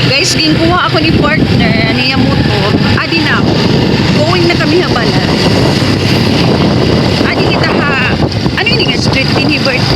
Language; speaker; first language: Filipino; non-native, local second language; Waray